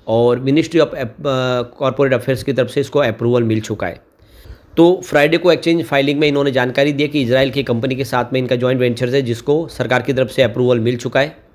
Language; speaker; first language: Hindi; native; Hindi